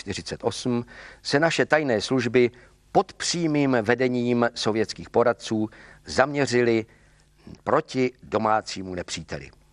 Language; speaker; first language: Czech; native; Czech